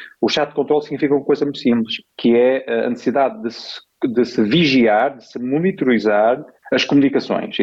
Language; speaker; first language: Portuguese; native; Portuguese